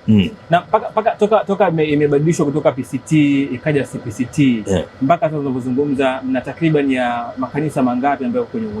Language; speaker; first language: Swahili; native; Swahili